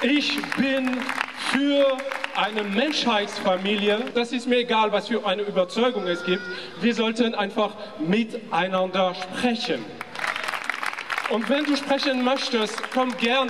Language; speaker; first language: German; non-native, fluent; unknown